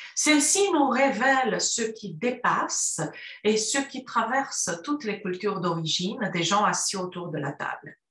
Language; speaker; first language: French; non-native, fluent; Romanian